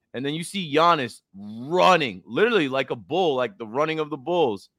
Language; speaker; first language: English; native; English